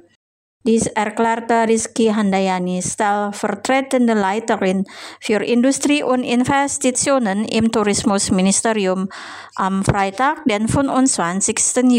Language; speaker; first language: German; non-native, fluent; Indonesian